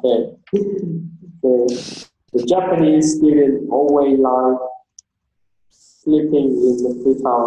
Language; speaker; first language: English; non-native, learner; Vietnamese